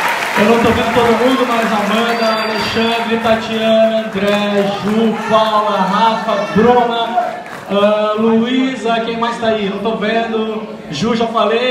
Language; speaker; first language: Portuguese; native; Portuguese